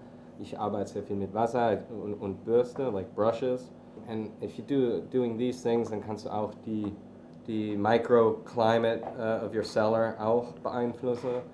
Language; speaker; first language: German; early bilingual, heritage; English